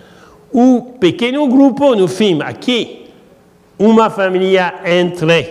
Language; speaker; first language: Portuguese; non-native, learner; French